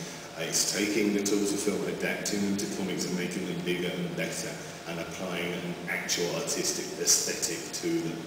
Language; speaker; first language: English; native; English